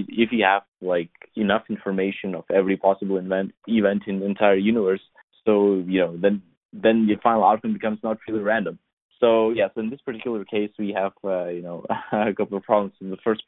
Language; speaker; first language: English; non-native, fluent; Lithuanian